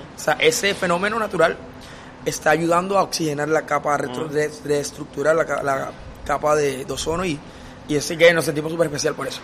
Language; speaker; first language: Spanish; native; Spanish